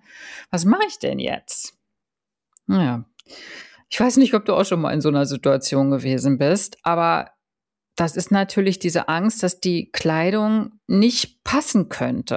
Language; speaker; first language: German; native; German